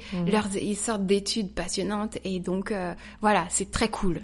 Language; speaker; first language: French; native; French